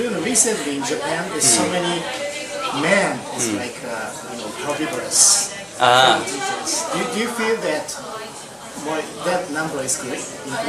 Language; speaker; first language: English; non-native, learner; Japanese